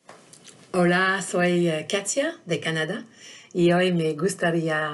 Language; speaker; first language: Spanish; non-native, learner; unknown